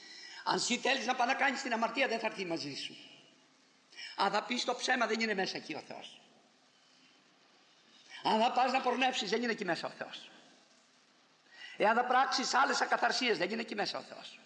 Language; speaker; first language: Greek; native; Greek